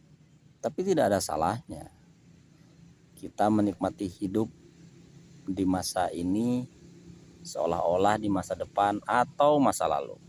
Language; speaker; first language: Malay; non-native, local second language; Sundanese